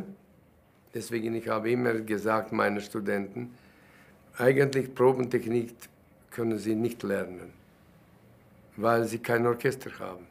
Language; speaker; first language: German; non-native, fluent; Latvian